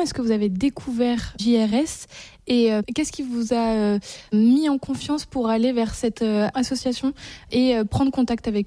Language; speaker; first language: French; native; French